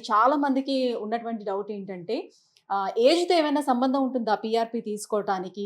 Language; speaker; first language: Telugu; native; Telugu